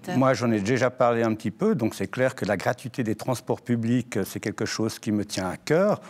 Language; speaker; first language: French; native; French